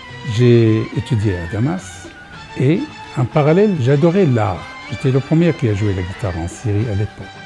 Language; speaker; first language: French; non-native, fluent; Arabic